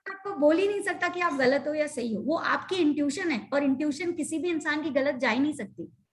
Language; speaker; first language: Hindi; native; Hindi